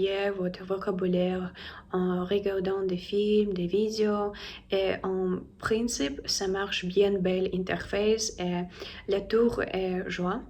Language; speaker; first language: French; non-native, learner; Russian